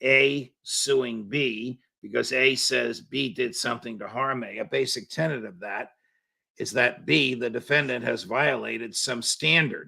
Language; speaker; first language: English; native; English